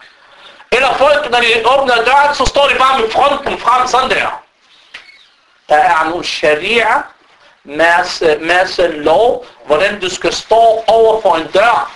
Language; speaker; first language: Danish; non-native, fluent; Arabic